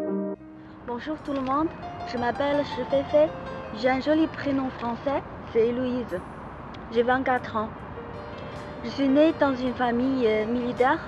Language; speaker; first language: French; non-native, fluent; Chinese